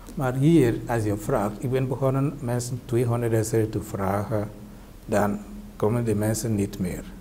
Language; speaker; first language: Dutch; non-native, learner; Igbo